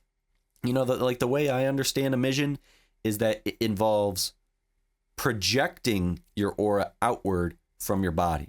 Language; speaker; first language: English; native; English